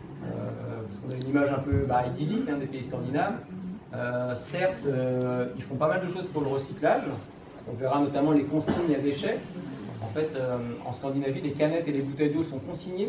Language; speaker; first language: French; native; French